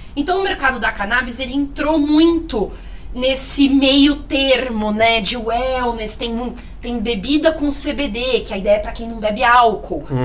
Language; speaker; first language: Portuguese; native; Portuguese